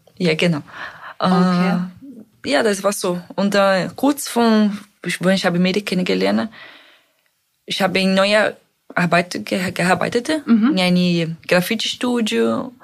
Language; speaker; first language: German; non-native, learner; Portuguese